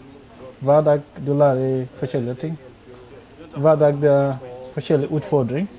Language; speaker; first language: Norwegian; non-native, fluent; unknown